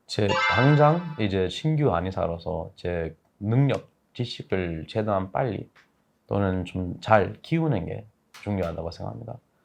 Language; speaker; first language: Korean; non-native, fluent; English